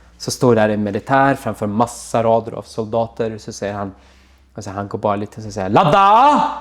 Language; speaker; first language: Swedish; non-native, fluent; Arabic